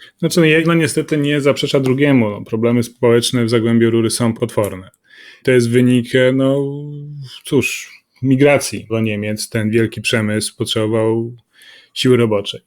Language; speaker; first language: Polish; native; Polish